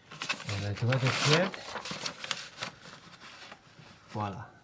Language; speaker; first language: French; non-native, learner; English